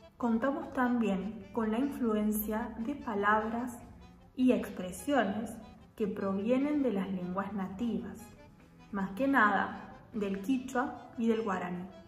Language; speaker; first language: Spanish; native; Spanish